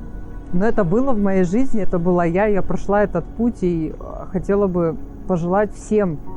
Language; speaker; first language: Russian; native; Russian